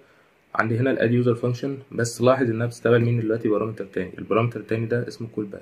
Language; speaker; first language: Arabic; native; Arabic